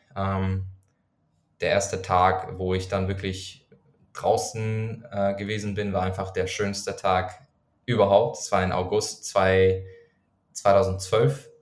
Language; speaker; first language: German; non-native, fluent; Persian